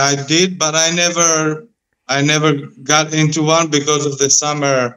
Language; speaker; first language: English; non-native, fluent; Greek